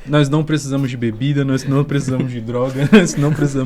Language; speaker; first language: Portuguese; native; Portuguese